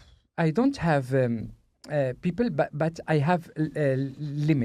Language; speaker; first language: English; non-native, learner; Spanish